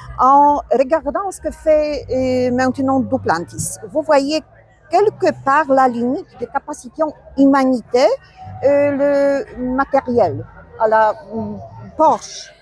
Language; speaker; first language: French; non-native, learner; Polish